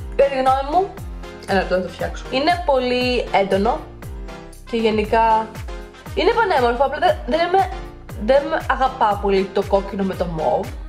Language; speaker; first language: Greek; early bilingual, heritage; Greek